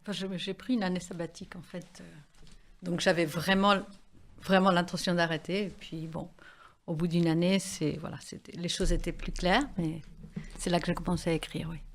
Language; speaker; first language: French; non-native, fluent; Spanish